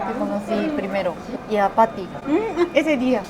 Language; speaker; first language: Spanish; non-native, fluent; Japanese